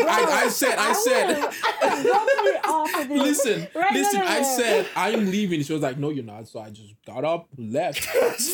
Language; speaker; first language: English; non-native, local second language; Yoruba